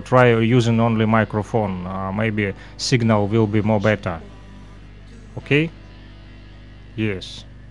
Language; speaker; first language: English; non-native, learner; Russian